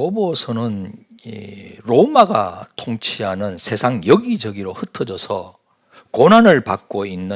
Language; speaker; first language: Korean; native; Korean